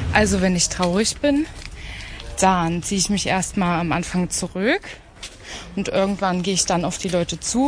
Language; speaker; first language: German; native; German